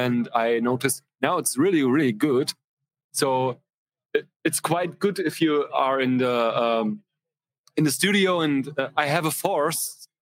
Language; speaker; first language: English; non-native, fluent; German